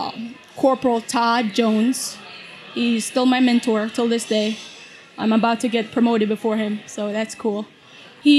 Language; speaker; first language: English; non-native, local second language; Jamaican Creole English